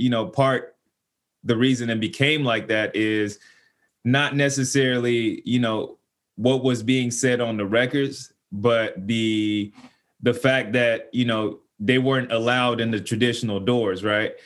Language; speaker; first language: English; native; English